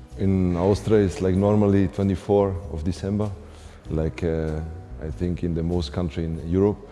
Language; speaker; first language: English; non-native, fluent; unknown